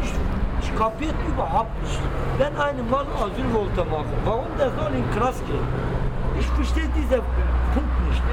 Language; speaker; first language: German; non-native, learner; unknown